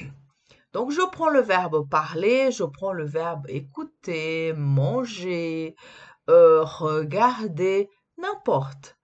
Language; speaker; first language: French; non-native, fluent; Portuguese